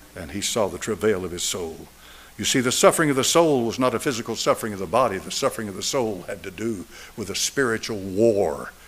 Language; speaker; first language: English; native; English